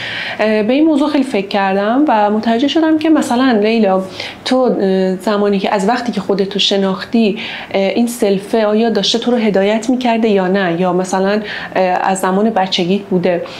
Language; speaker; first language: Persian; native; Persian